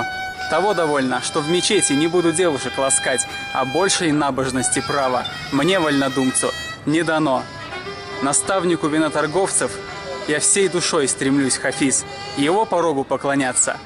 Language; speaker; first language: Russian; native; Russian